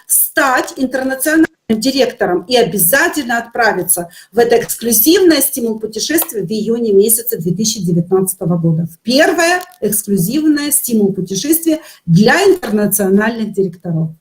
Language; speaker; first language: Russian; native; Russian